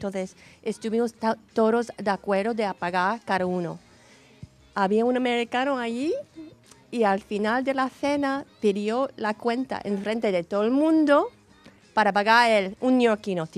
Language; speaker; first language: Spanish; non-native, fluent; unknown